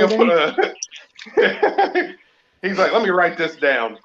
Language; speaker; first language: English; native; English